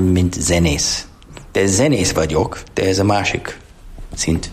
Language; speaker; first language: Hungarian; non-native, learner; English